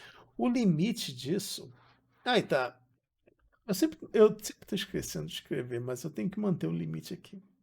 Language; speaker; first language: Portuguese; native; Portuguese